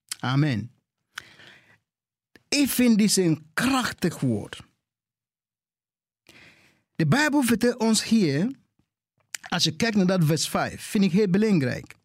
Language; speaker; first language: Dutch; non-native, fluent; English